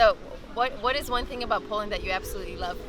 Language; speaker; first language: English; non-native, fluent; Polish